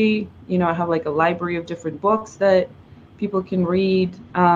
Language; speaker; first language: English; non-native, fluent; Russian